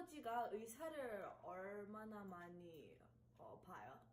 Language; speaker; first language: Korean; early bilingual, heritage; English